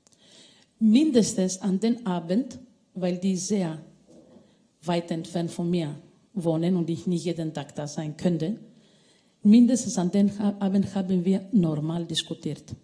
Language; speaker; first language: German; non-native, fluent; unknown